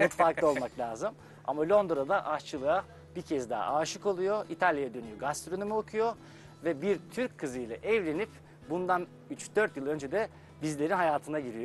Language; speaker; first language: Turkish; native; Turkish